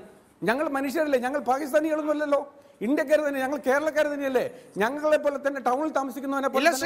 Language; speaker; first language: Malayalam; native; Malayalam